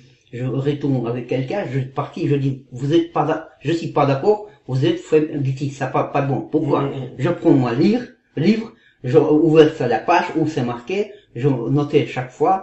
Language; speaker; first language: French; non-native, learner; Kazakh